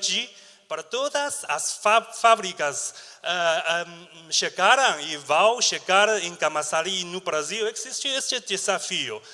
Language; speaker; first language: Portuguese; non-native, learner; Chinese